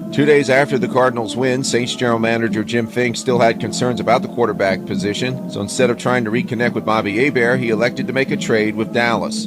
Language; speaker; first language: English; native; English